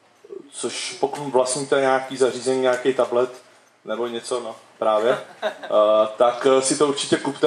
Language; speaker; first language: Czech; native; Czech